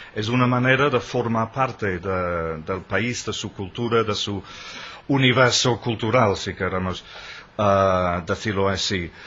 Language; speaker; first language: Spanish; non-native, fluent; English